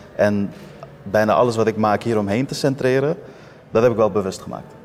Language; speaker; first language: Dutch; early bilingual, other home language; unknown